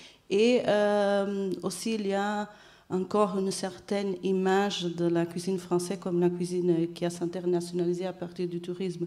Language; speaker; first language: French; non-native, fluent; Portuguese